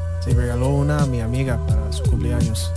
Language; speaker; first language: Spanish; non-native, learner; English